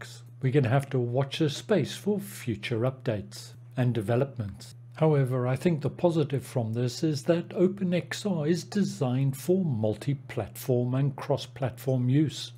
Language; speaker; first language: English; native; English